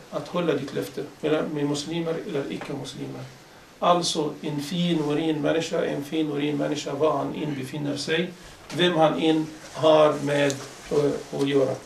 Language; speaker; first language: Swedish; non-native, fluent; Arabic